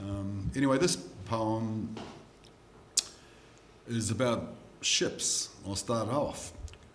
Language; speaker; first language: English; non-native, local second language; Limburgish